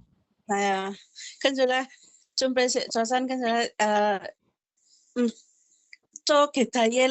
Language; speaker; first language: Cantonese; non-native, learner; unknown